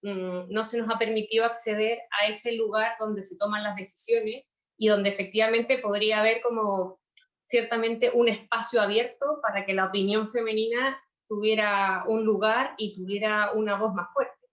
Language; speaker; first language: Spanish; native; Spanish